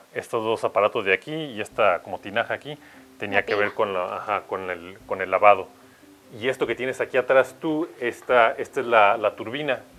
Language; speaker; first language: Spanish; native; Spanish